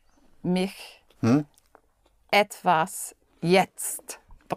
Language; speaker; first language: German; non-native, learner; English